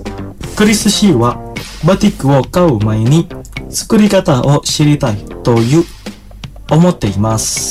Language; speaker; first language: Japanese; non-native, fluent; Indonesian